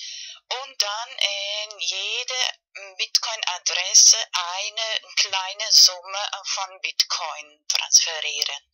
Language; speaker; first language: German; non-native, fluent; Spanish